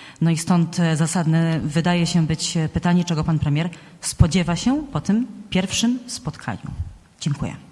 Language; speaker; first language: Polish; native; Polish